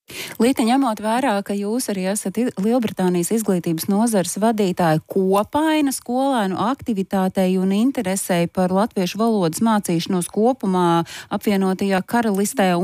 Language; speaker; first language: Latvian; native; Latvian